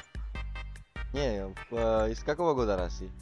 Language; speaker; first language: Russian; non-native, learner; Indonesian